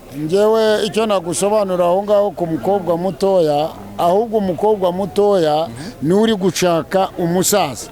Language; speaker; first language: Kinyarwanda; native; Kinyarwanda